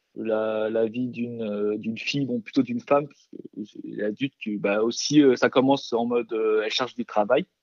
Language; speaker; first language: French; early bilingual, other home language; Korean